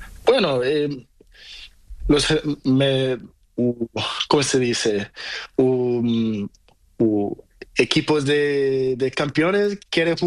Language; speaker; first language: Spanish; non-native, learner; Portuguese